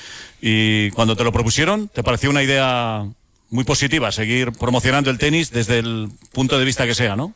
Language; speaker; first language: Spanish; native; Spanish